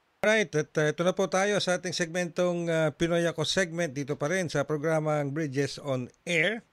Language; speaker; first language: Filipino; native; Filipino